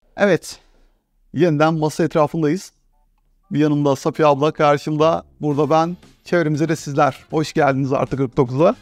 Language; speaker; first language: Turkish; native; Turkish